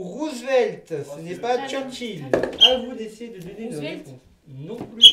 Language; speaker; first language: French; native; French